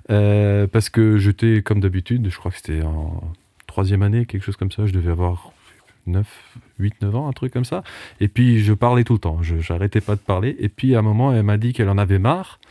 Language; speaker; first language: French; non-native, local second language; Portuguese